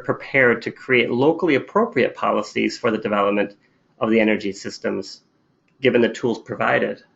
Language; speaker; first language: English; native; English